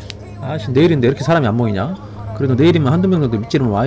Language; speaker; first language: Korean; native; Korean